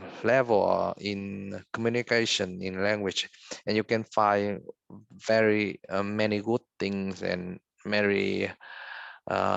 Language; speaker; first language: English; non-native, fluent; Vietnamese